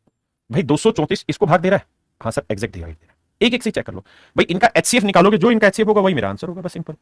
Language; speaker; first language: Hindi; native; Hindi